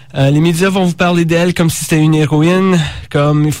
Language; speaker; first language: French; native; French